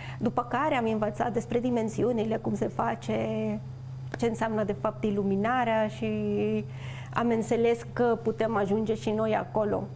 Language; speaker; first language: Romanian; non-native, fluent; Spanish